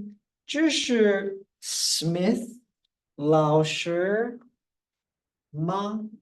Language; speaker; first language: Chinese; non-native, fluent; English